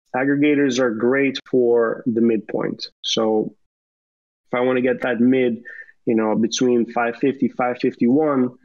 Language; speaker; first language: English; early bilingual, other home language; Romanian